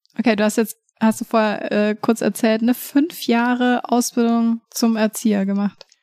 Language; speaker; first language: German; native; German